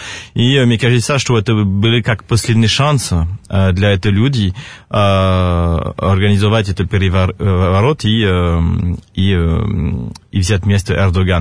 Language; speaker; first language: Russian; non-native, fluent; French